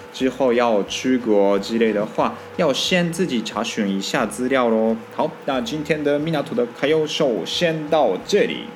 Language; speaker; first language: Chinese; non-native, fluent; Japanese